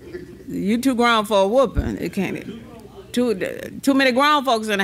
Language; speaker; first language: English; native; English